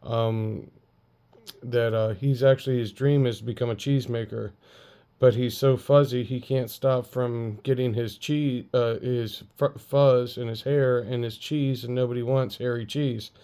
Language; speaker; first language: English; native; English